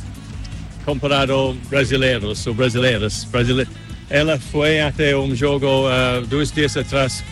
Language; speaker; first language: Portuguese; non-native, learner; English